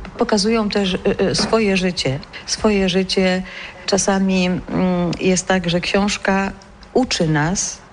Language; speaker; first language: Polish; early bilingual, other home language; Greek